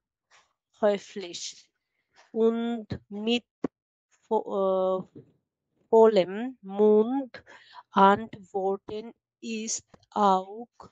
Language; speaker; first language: German; non-native, learner; Bangla